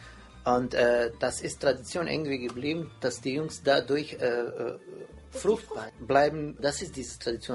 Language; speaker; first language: German; non-native, fluent; Croatian